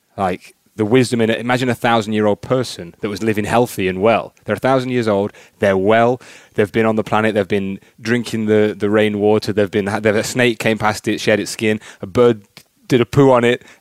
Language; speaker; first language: English; native; English